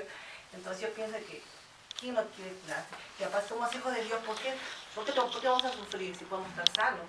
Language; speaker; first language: Spanish; native; Spanish